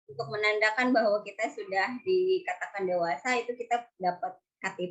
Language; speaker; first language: Indonesian; native; Indonesian